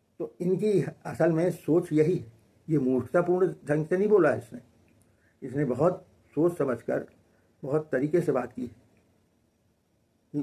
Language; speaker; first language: Hindi; native; Hindi